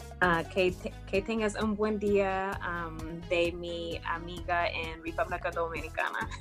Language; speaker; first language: Spanish; early bilingual, heritage; English